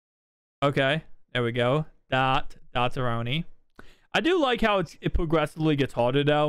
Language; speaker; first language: English; native; English